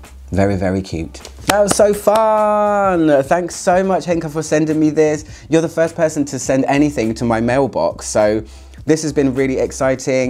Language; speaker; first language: English; native; English